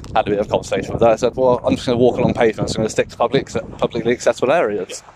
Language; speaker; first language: English; native; English